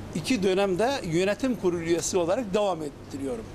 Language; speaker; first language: Turkish; native; Turkish